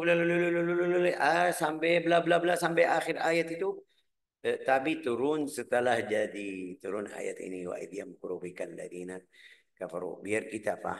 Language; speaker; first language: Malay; non-native, fluent; Arabic